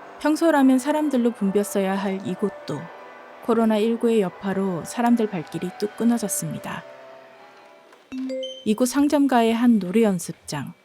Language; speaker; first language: Korean; native; Korean